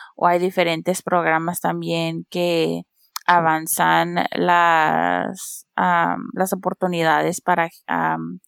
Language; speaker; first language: Spanish; early bilingual, heritage; Spanish